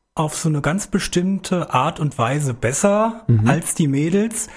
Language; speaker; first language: German; native; German